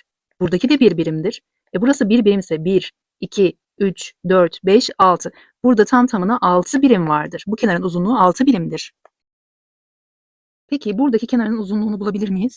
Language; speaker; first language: Turkish; native; Turkish